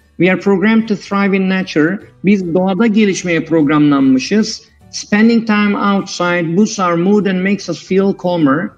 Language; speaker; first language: English; non-native, fluent; Turkish